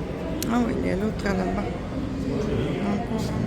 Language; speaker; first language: French; non-native, fluent; Russian